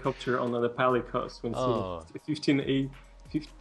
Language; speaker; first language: English; non-native, fluent; Russian